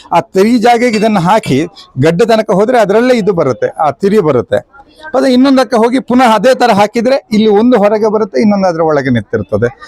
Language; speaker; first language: Kannada; native; Kannada